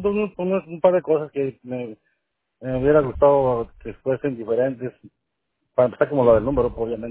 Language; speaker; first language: Spanish; native; Spanish